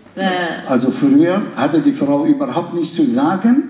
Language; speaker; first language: German; non-native, fluent; Arabic